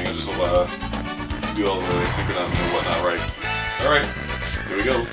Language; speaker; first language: English; native; English